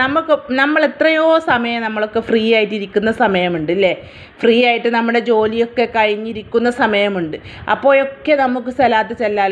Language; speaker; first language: Malayalam; native; Malayalam